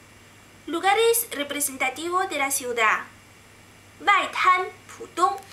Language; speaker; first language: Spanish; non-native, learner; Chinese